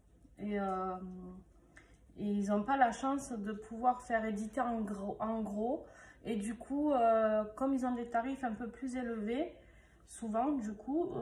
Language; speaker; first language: French; native; French